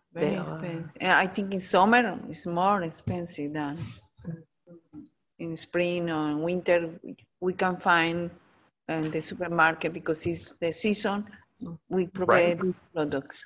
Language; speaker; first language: English; non-native, learner; Spanish